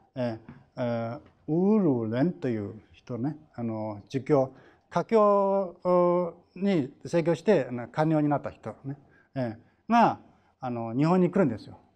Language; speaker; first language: Japanese; non-native, fluent; Chinese